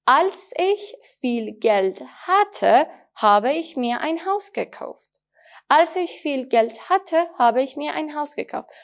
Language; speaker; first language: German; non-native, fluent; Persian